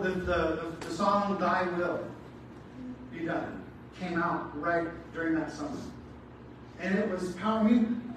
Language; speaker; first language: English; native; English